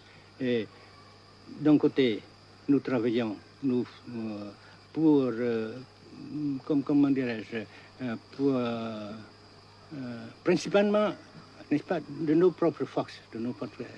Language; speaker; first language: French; non-native, fluent; Vietnamese